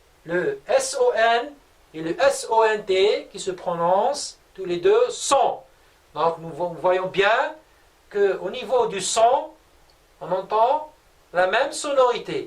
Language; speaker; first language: French; non-native, local second language; Arabic